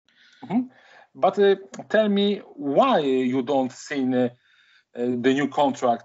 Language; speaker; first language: English; non-native, learner; Polish